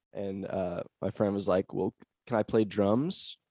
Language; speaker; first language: English; native; English